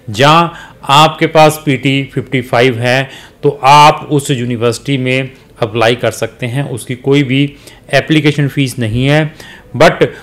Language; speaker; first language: Hindi; native; Hindi